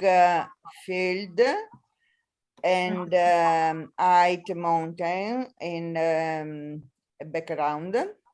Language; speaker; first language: English; non-native, learner; Italian